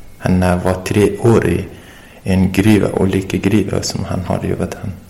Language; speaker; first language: Swedish; non-native, learner; Persian